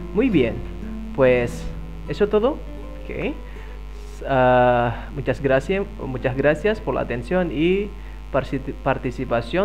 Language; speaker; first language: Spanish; non-native, fluent; Indonesian